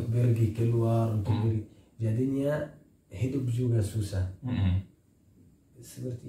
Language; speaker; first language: Indonesian; non-native, learner; Arabic